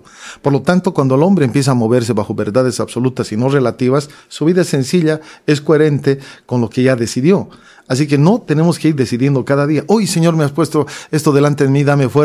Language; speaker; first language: Spanish; native; Spanish